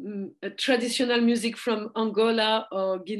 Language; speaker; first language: English; non-native, fluent; French